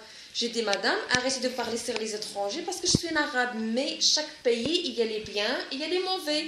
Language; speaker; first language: French; non-native, fluent; Arabic